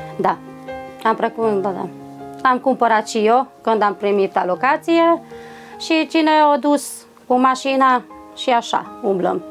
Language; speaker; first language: Romanian; non-native, local second language; Hungarian